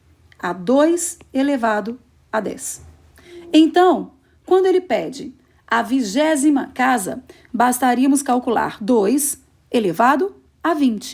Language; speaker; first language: Portuguese; native; Portuguese